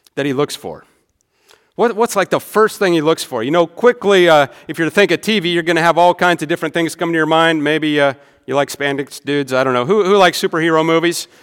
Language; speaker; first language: English; native; English